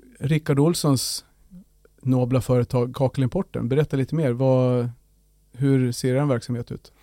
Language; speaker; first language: Swedish; native; Swedish